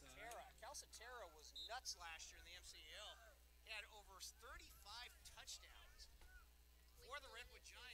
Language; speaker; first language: English; native; English